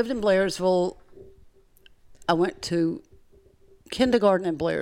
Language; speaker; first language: English; native; English